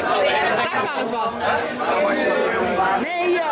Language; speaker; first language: Dutch; native; Dutch